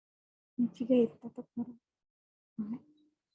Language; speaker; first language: Japanese; non-native, learner; Indonesian